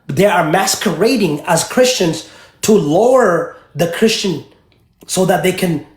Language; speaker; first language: English; early bilingual, other home language; Amharic